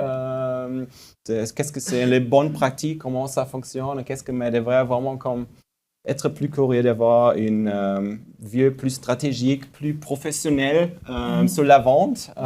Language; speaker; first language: French; non-native, fluent; German